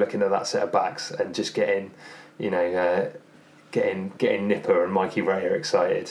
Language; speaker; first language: English; native; English